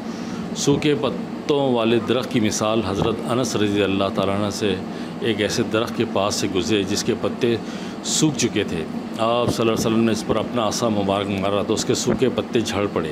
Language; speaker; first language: Urdu; native; Urdu